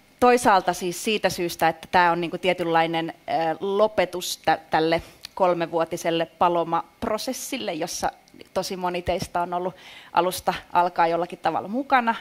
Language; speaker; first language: Finnish; native; Finnish